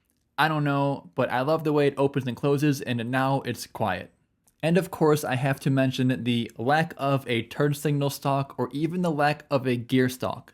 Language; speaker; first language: English; native; English